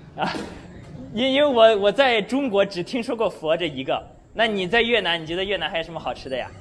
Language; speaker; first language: Chinese; native; Chinese